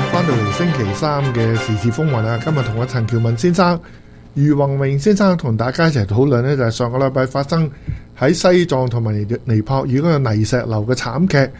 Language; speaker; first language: Chinese; native; Chinese